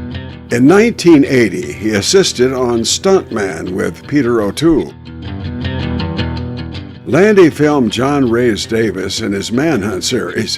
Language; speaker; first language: English; native; English